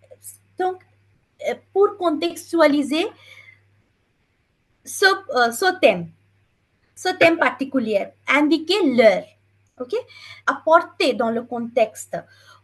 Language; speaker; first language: French; non-native, fluent; Bangla